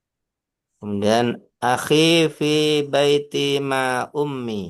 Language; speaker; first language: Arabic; non-native, learner; Indonesian